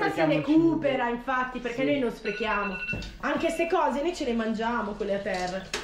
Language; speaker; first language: Italian; native; Italian